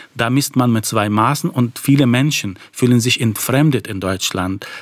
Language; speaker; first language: German; non-native, fluent; Arabic